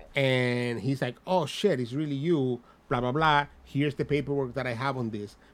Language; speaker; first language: English; non-native, fluent; Spanish